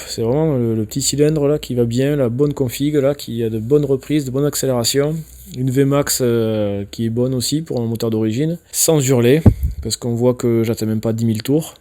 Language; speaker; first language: French; native; French